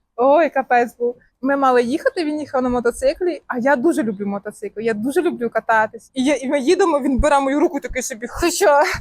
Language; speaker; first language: Ukrainian; native; Ukrainian